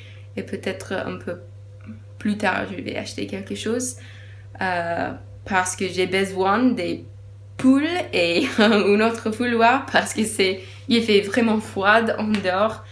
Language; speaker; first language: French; non-native, learner; English